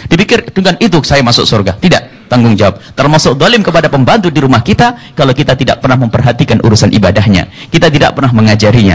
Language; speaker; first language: Indonesian; native; Indonesian